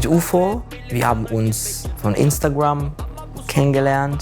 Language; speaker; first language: German; non-native, learner; Turkish